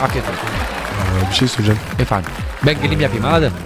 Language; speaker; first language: Turkish; non-native, learner; Italian